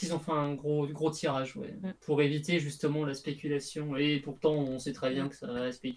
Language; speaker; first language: French; native; French